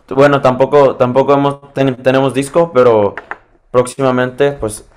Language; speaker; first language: Spanish; early bilingual, heritage; Spanish